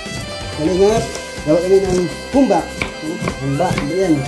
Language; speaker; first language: Filipino; non-native, local second language; Cebuano